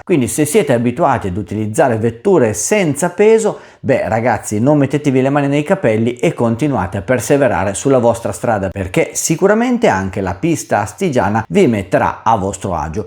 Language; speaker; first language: Italian; native; Italian